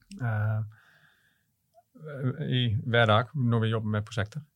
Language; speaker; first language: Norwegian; non-native, fluent; Dutch